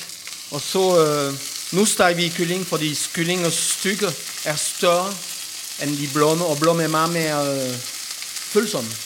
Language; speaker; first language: Danish; non-native, fluent; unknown